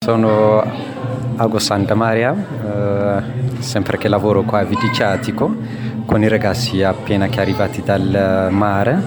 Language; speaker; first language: Italian; non-native, learner; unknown